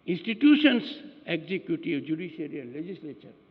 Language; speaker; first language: English; non-native, local second language; Hindi